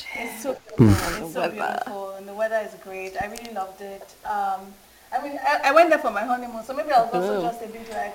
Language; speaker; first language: English; non-native, local second language; Yoruba